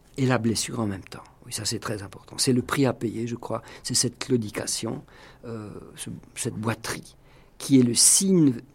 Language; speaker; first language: French; native; French